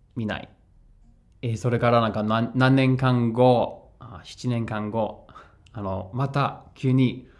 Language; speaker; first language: Japanese; non-native, learner; English